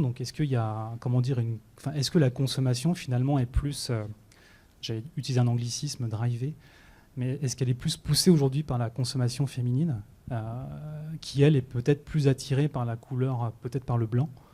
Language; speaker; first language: French; native; French